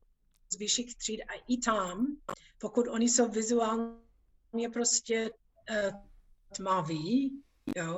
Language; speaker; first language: Czech; non-native, fluent; English